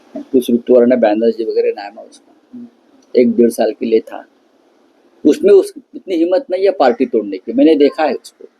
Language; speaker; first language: Hindi; non-native, local second language; Marathi